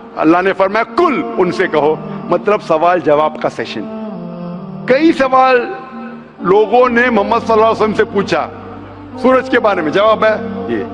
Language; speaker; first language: Hindi; non-native, local second language; Konkani